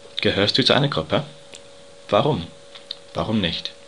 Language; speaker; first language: German; non-native, learner; English